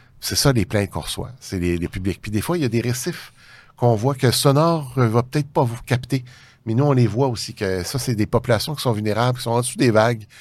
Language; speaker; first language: French; native; French